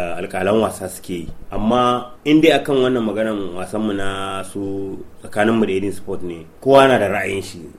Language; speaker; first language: Hausa; non-native, local second language; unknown